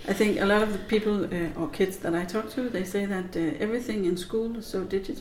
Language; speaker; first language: English; non-native, fluent; Danish